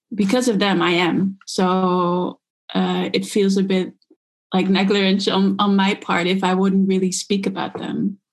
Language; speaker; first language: English; early bilingual, other home language; Dutch